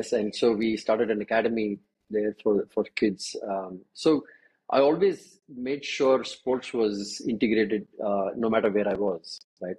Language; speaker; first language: English; non-native, local second language; Kannada